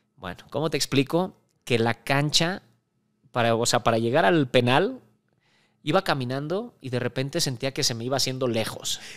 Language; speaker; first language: Spanish; native; Spanish